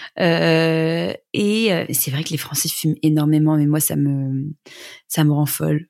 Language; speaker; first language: French; native; French